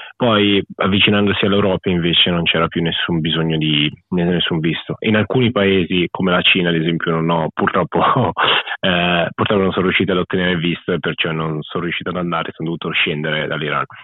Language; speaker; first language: Italian; native; Italian